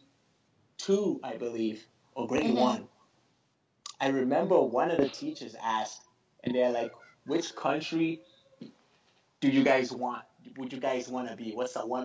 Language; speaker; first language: English; non-native, local second language; Shona